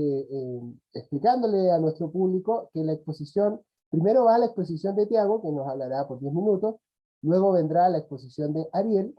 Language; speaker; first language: Spanish; native; Spanish